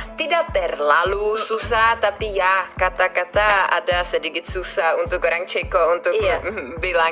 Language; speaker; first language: Indonesian; non-native, fluent; Czech